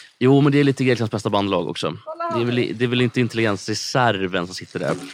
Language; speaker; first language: Swedish; native; Swedish